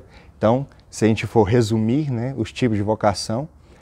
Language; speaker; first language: Portuguese; native; Portuguese